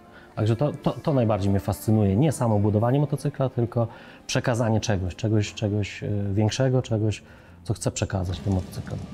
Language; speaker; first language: Polish; native; Polish